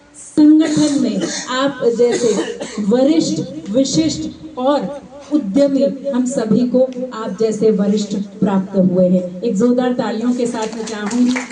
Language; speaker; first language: Hindi; non-native, local second language; Punjabi